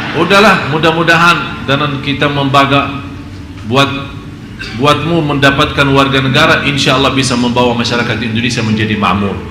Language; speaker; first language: Indonesian; non-native, fluent; Arabic